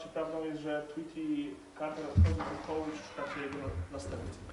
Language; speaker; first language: Polish; native; Polish